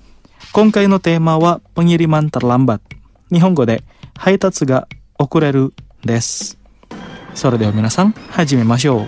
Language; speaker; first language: Japanese; non-native, fluent; Indonesian